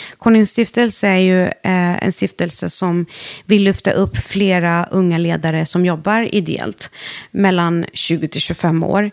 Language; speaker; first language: Swedish; early bilingual, other home language; Arabic